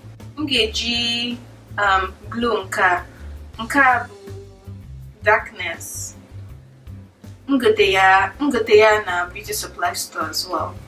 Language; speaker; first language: Igbo; early bilingual, heritage; English